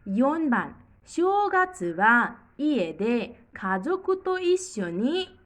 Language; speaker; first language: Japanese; non-native, fluent; Nepali